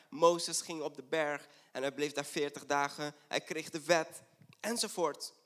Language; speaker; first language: Dutch; non-native, fluent; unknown